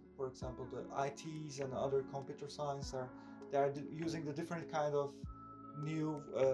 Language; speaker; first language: English; non-native, fluent; Turkish